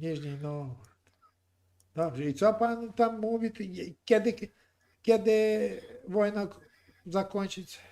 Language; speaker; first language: Polish; non-native, learner; Ukrainian